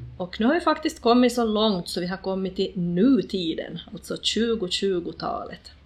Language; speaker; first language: Swedish; native; Swedish